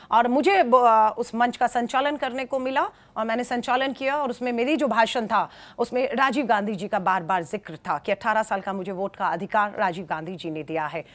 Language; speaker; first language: Hindi; native; Hindi